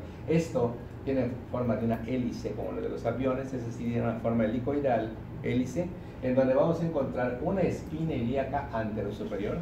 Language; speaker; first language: Spanish; native; Spanish